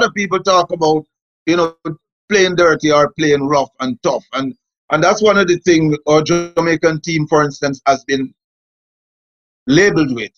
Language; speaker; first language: English; non-native, local second language; Jamaican Creole English